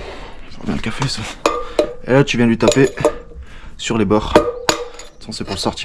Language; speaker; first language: French; native; French